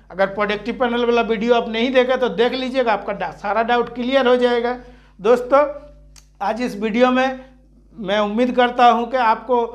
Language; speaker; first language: Hindi; native; Hindi